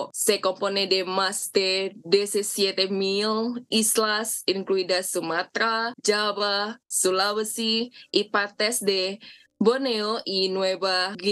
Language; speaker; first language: Spanish; non-native, learner; Indonesian